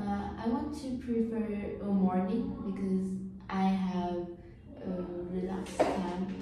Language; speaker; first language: English; non-native, learner; Vietnamese